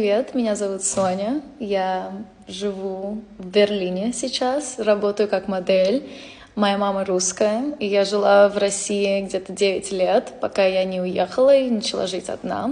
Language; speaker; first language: Russian; early bilingual, heritage; English